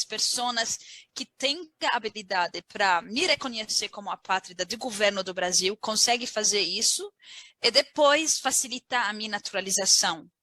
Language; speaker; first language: Portuguese; non-native, learner; Arabic